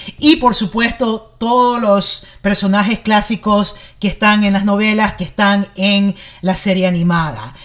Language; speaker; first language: Spanish; early bilingual, heritage; English